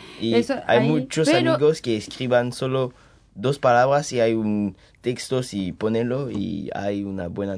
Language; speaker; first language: Spanish; early bilingual, heritage; French